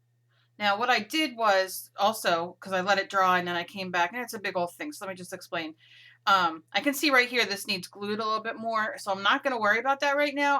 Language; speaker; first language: English; native; English